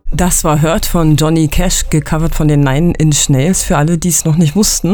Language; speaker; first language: German; native; German